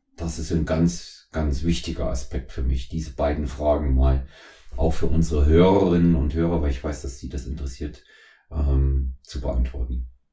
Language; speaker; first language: German; native; German